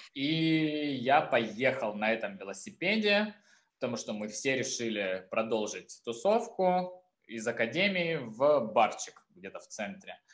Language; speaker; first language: Russian; native; Russian